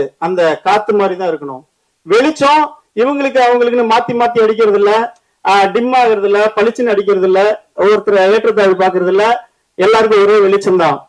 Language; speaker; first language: Tamil; native; Tamil